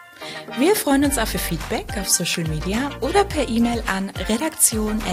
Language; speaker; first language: German; native; German